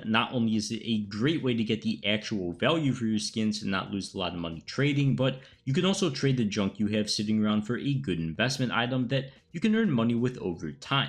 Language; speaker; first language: English; native; English